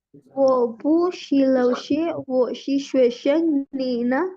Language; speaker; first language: Chinese; non-native, learner; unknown